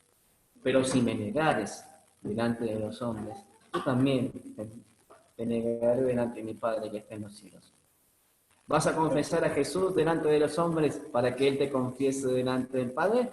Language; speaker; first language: Spanish; native; Spanish